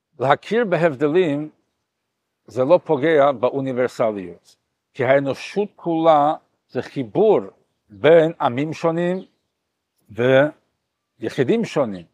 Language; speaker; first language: Hebrew; non-native, fluent; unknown